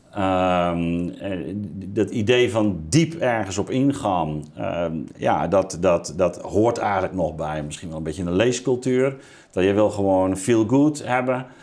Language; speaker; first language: Dutch; native; Dutch